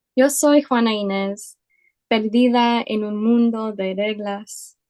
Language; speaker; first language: Spanish; early bilingual, other home language; English